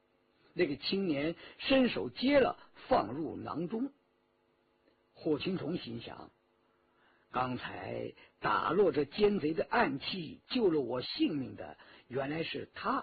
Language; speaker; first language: Chinese; native; Chinese